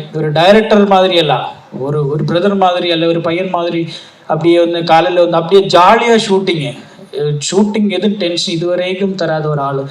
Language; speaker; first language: Tamil; non-native, learner; Malayalam